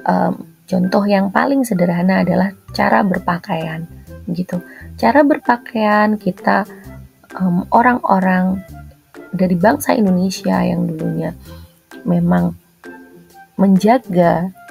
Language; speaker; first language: Indonesian; native; Indonesian